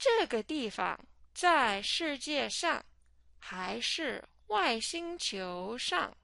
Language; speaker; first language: Chinese; non-native, fluent; English